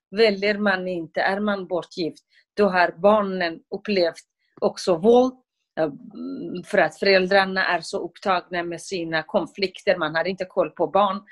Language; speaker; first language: Swedish; non-native, fluent; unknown